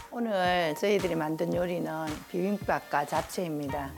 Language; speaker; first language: Korean; native; Korean